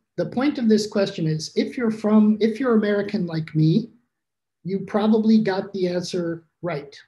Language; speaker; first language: English; native; English